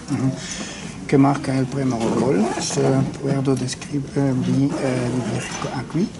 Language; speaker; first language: Spanish; non-native, learner; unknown